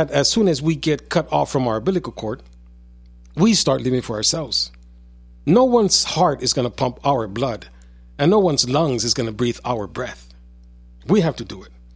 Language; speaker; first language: Spanish; early bilingual, heritage; Spanish